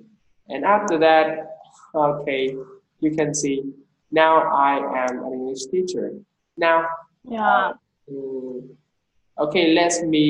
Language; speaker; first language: English; non-native, fluent; Vietnamese